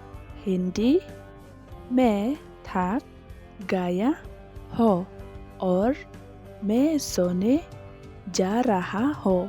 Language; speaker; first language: Hindi; non-native, learner; Khasi